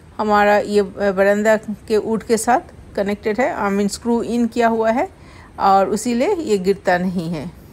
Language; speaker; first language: Hindi; non-native, local second language; Bangla